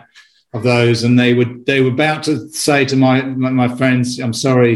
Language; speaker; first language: English; native; English